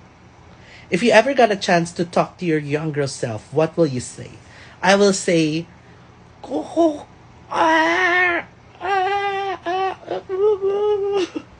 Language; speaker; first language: English; non-native, local second language; Filipino